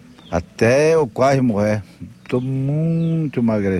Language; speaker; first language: Portuguese; non-native, local second language; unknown